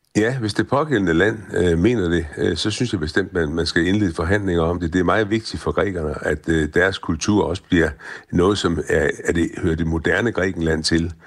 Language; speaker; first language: Danish; native; Danish